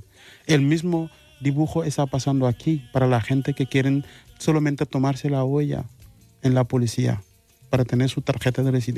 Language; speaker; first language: Spanish; non-native, fluent; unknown